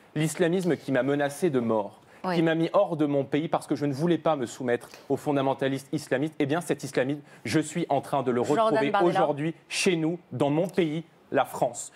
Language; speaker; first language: French; native; French